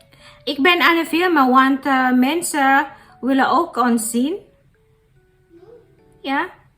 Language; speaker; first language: Dutch; non-native, learner; Cebuano